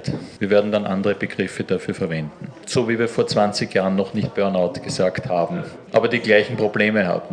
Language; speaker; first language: German; native; German